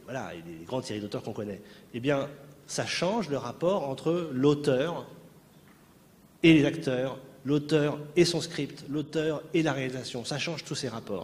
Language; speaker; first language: French; native; French